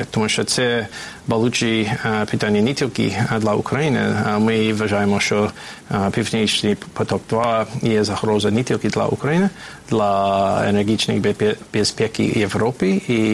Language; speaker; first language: Ukrainian; non-native, fluent; English